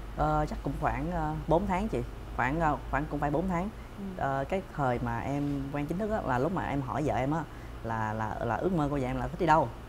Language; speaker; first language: Vietnamese; native; Vietnamese